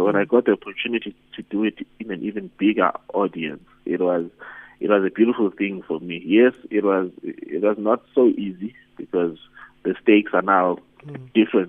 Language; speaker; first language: English; non-native, local second language; Zulu